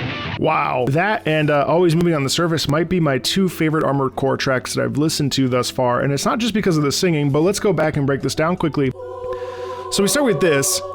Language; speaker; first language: English; native; English